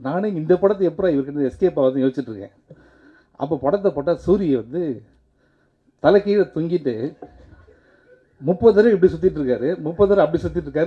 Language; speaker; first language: Tamil; native; Tamil